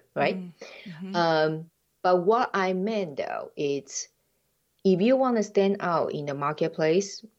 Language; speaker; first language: English; non-native, fluent; Chinese